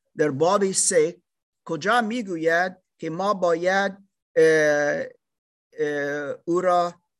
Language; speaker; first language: Persian; non-native, learner; German